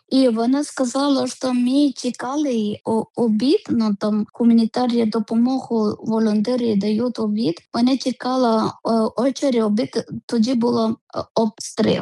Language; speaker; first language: Ukrainian; non-native, learner; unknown